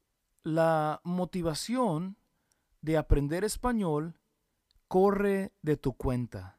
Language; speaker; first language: Spanish; early bilingual, heritage; Spanish